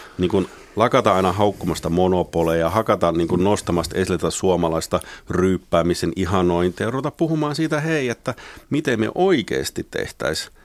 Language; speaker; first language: Finnish; native; Finnish